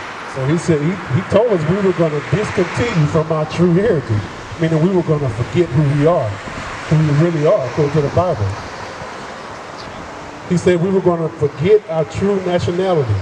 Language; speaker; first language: English; native; English